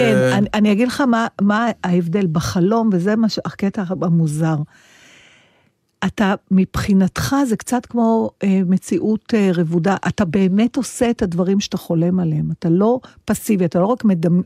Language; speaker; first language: Hebrew; native; Hebrew